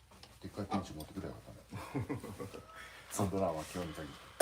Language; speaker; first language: Japanese; native; Japanese